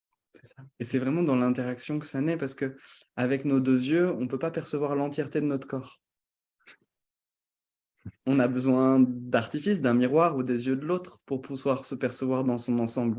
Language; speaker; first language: French; native; French